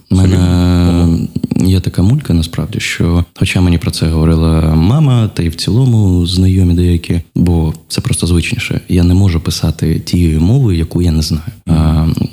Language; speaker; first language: Ukrainian; non-native, local second language; Russian